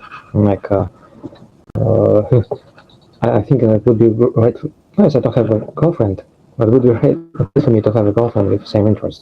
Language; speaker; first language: English; non-native, fluent; Russian